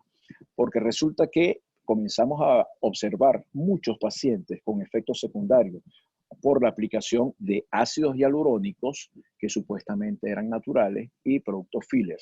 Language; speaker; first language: Spanish; native; Spanish